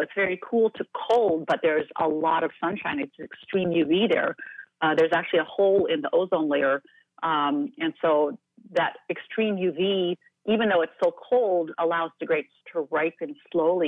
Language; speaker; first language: English; native; English